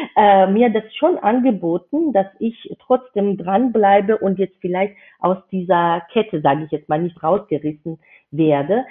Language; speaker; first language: German; non-native, fluent; Georgian